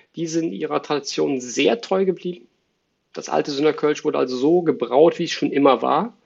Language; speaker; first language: German; native; German